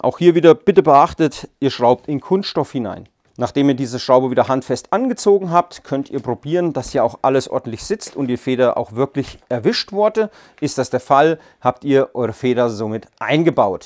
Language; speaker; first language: German; native; German